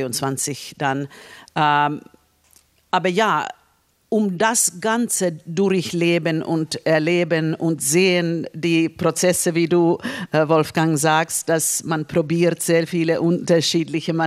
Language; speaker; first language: German; non-native, fluent; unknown